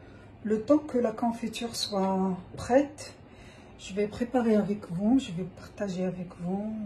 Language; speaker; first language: French; non-native, local second language; Arabic